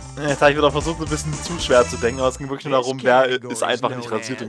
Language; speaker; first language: German; native; German